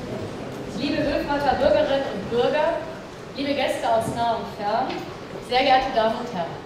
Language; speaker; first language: German; native; German